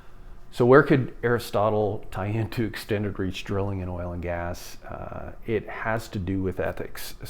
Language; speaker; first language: English; native; English